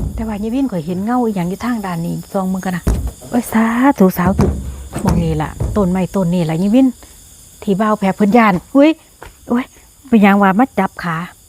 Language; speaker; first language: Thai; native; Thai